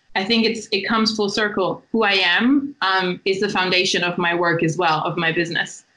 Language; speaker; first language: English; non-native, fluent; German